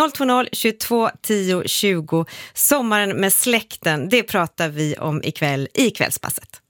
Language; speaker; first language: Swedish; native; Swedish